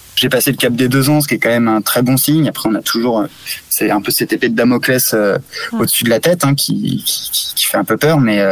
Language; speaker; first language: French; native; French